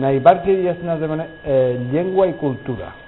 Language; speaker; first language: Polish; non-native, fluent; Catalan